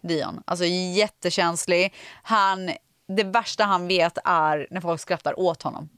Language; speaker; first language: Swedish; native; Swedish